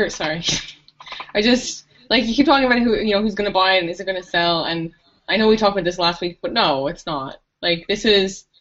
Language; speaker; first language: English; native; English